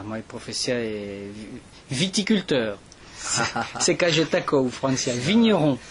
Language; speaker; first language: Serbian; non-native, learner; French